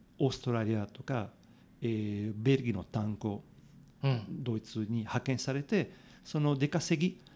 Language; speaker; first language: Japanese; non-native, fluent; Italian